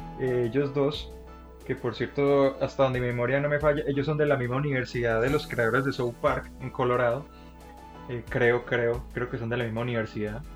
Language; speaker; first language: Spanish; native; Spanish